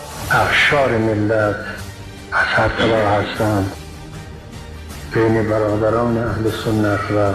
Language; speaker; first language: Persian; native; Persian